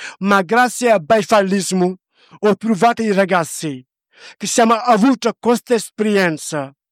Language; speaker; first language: Italian; non-native, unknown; Wolof